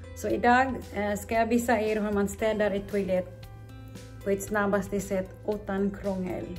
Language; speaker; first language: Swedish; non-native, learner; Cebuano